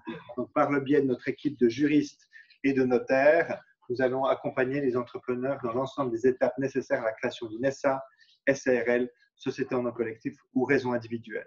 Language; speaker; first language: French; native; French